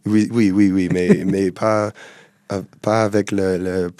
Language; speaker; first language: French; non-native, learner; English